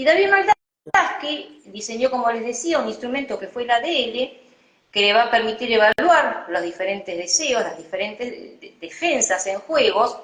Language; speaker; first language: Spanish; native; Spanish